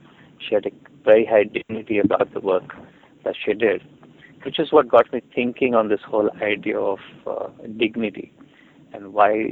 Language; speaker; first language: English; non-native, local second language; Hindi